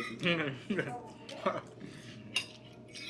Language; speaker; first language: French; native; French